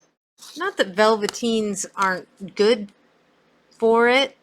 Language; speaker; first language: English; native; English